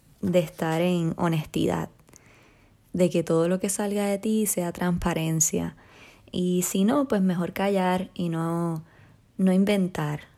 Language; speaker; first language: Spanish; native; Spanish